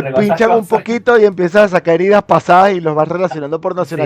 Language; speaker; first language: Spanish; native; Spanish